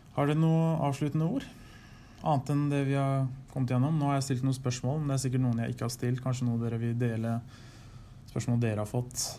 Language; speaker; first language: Norwegian; native; Norwegian